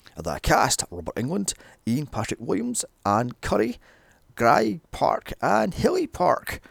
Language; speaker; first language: English; native; English